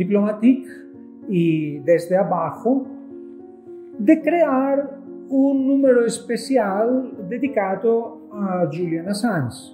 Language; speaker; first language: Spanish; non-native, fluent; Greek